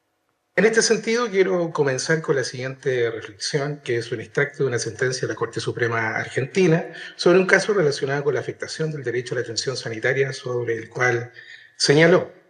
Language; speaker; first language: Spanish; native; Spanish